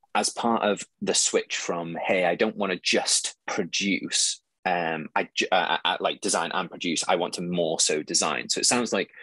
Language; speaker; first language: English; native; English